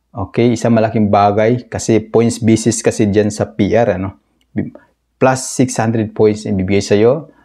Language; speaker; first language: Filipino; native; Filipino